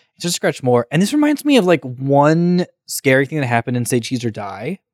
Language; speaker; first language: English; native; English